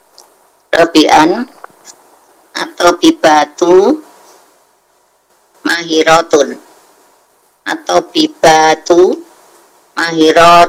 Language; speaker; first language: Arabic; non-native, learner; Indonesian